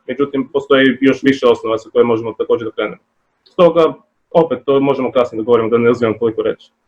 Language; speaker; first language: Bosnian; native; Bosnian